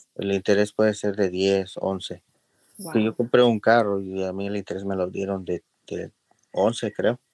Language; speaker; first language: Spanish; native; Spanish